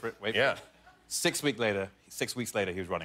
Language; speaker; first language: English; native; English